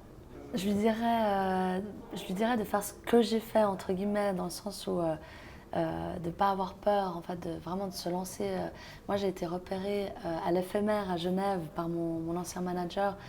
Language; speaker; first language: French; native; French